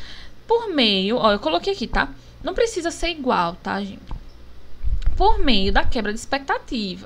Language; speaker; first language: Portuguese; native; Portuguese